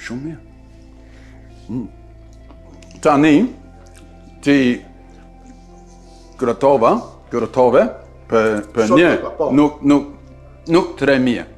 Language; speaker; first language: Albanian; non-native, learner; English